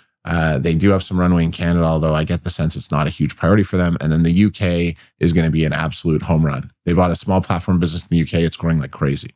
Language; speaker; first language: English; native; English